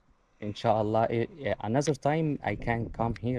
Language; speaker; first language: English; non-native, learner; Arabic